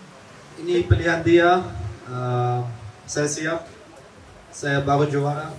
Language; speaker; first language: Indonesian; non-native, fluent; Dutch